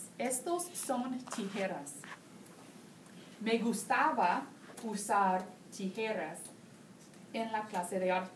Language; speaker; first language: Spanish; non-native, learner; English